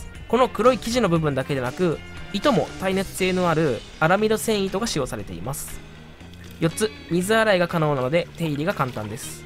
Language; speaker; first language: Japanese; native; Japanese